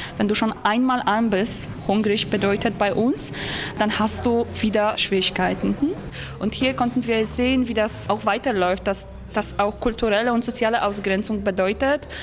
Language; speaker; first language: German; non-native, fluent; Polish